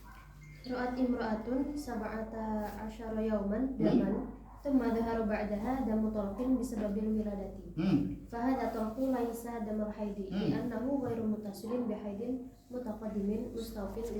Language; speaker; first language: Arabic; non-native, learner; Indonesian